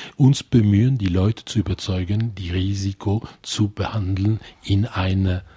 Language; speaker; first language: German; non-native, local second language; French